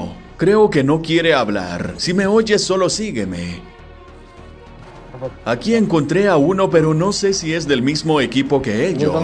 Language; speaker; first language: Spanish; native; Spanish